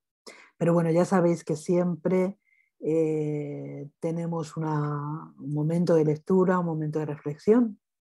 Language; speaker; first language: Spanish; native; Spanish